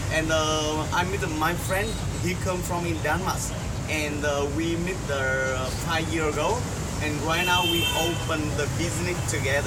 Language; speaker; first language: English; non-native, learner; Vietnamese